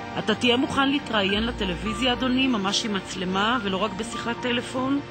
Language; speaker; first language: Hebrew; native; Hebrew